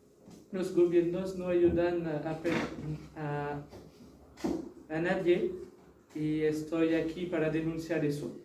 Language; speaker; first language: Spanish; non-native, learner; French